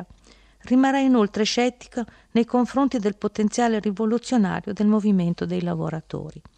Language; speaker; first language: Italian; native; Italian